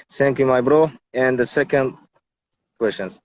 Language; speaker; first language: English; non-native, learner; Tajik